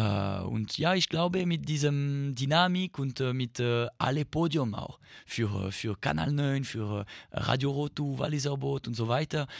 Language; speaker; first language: German; non-native, learner; French